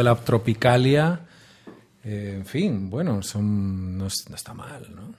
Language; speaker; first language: Spanish; native; Spanish